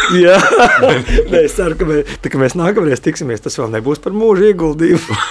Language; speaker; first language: Latvian; native; Latvian